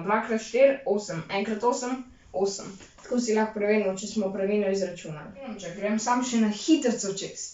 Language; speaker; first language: Slovenian; native; Slovenian